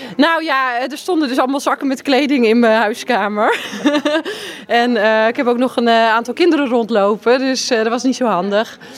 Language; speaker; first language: Dutch; native; Dutch